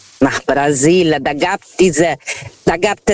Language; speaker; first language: German; non-native, fluent; Portuguese